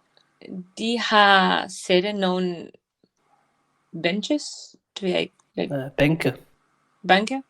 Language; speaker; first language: Danish; non-native, learner; Spanish